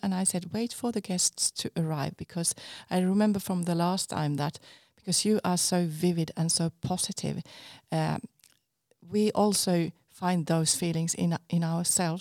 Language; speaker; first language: English; non-native, fluent; Finnish